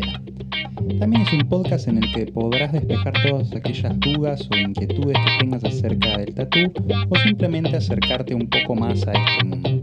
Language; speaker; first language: Spanish; native; Spanish